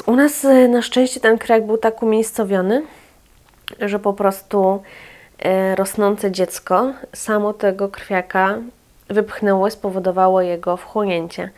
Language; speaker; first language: Polish; native; Polish